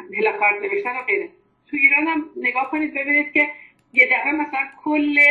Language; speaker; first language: Persian; non-native, local second language; Azerbaijani